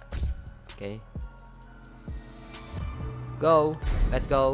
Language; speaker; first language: English; non-native, fluent; Indonesian